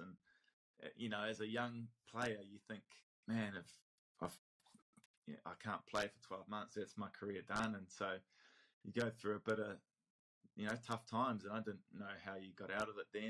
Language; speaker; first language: English; native; English